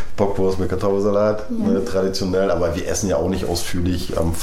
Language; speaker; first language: German; native; German